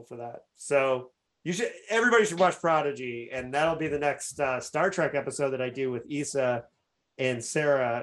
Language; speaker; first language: English; native; English